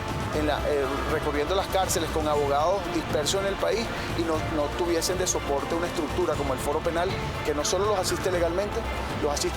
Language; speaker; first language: Spanish; native; Spanish